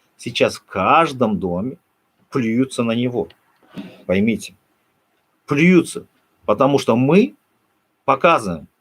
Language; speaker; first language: Russian; non-native, local second language; Turkmen